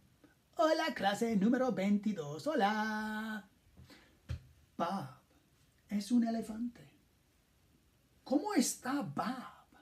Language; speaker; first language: Spanish; non-native, fluent; English